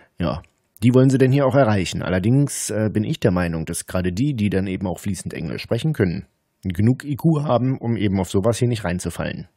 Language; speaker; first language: German; native; German